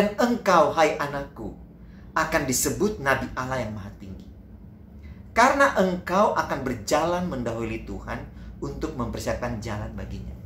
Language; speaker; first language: Indonesian; native; Indonesian